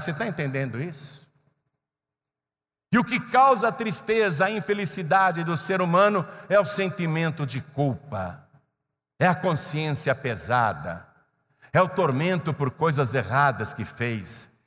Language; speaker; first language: Portuguese; native; Portuguese